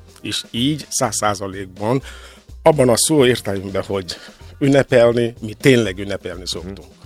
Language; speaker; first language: Hungarian; non-native, fluent; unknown